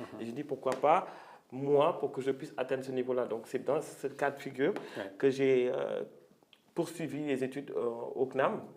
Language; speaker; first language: French; non-native, local second language; Wolof